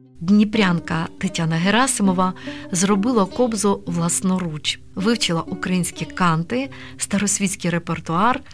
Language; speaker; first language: Ukrainian; native; Ukrainian